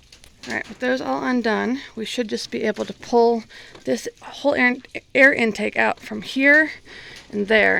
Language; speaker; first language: English; native; English